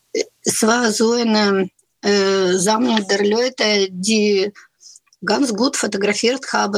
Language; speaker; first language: German; non-native, learner; Russian